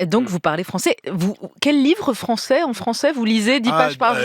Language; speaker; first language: French; native; French